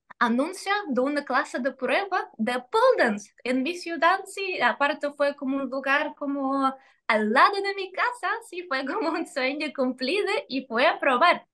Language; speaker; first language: Spanish; non-native, fluent; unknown